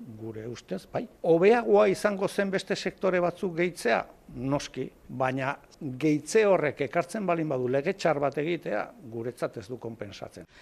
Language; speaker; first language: Basque; non-native, local second language; Spanish